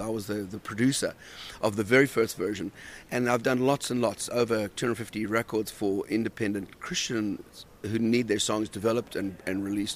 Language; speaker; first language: English; native; English